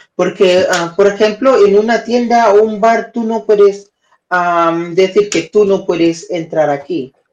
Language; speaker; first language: Spanish; non-native, learner; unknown